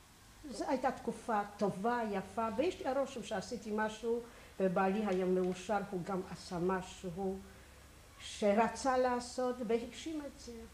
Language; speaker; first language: Hebrew; non-native, fluent; Polish